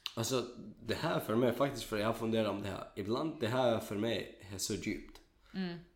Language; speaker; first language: Swedish; non-native, learner; Kurdish